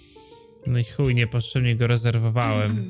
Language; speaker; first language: Polish; native; Polish